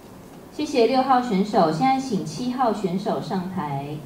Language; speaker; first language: Chinese; native; Chinese